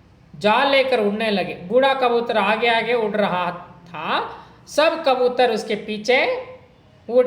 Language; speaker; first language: Hindi; non-native, local second language; Kannada